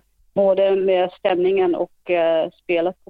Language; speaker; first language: Swedish; non-native, fluent; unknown